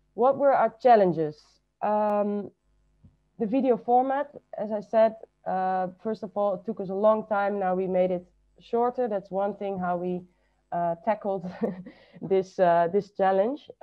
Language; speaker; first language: English; non-native, fluent; Dutch